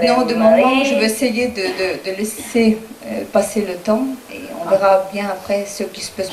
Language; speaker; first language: French; non-native, fluent; Spanish